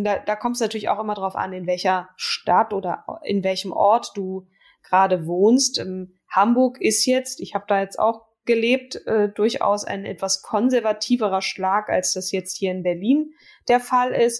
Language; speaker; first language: German; native; German